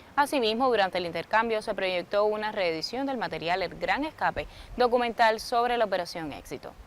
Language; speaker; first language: Spanish; native; Spanish